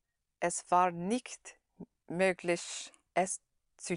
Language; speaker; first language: German; non-native, learner; English